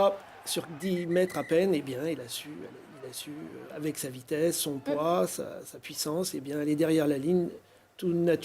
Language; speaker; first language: French; native; French